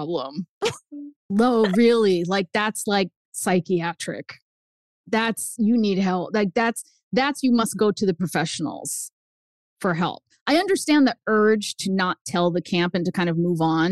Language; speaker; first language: English; early bilingual, other home language; Spanish